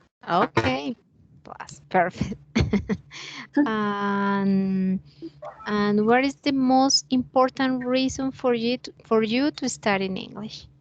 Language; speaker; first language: English; non-native, learner; Spanish